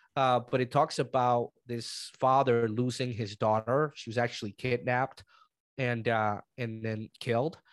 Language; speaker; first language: English; early bilingual, other home language; Spanish